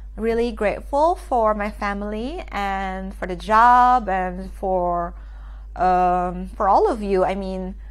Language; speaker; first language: English; non-native, local second language; Filipino